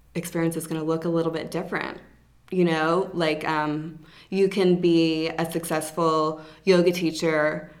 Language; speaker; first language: English; native; English